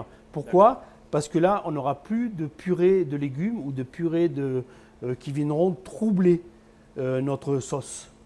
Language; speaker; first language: French; native; French